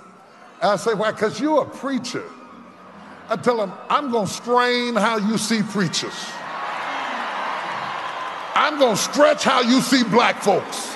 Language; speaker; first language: English; native; English